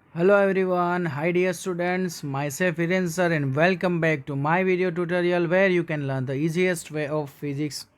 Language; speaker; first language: English; non-native, local second language; Gujarati